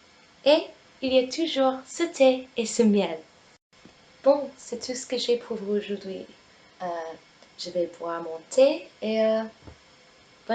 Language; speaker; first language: French; non-native, fluent; English